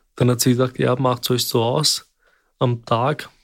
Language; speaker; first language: German; early bilingual, other home language; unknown